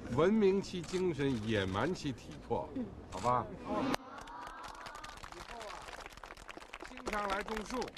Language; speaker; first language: Chinese; native; Chinese